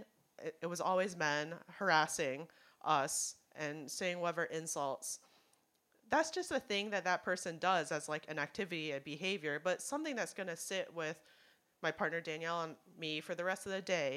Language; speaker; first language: English; non-native, local second language; Cantonese